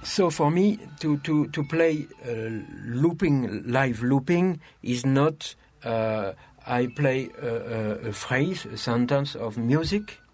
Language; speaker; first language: English; non-native, fluent; French